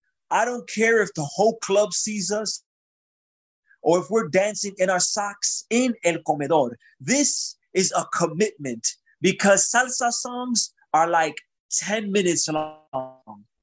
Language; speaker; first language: English; early bilingual, other home language; Spanish